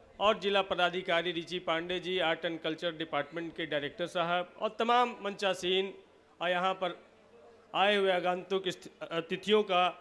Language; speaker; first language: Hindi; native; Hindi